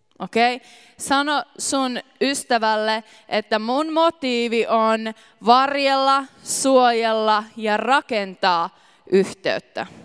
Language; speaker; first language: Finnish; native; Finnish